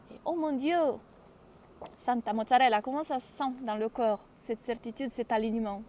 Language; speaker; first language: French; non-native, fluent; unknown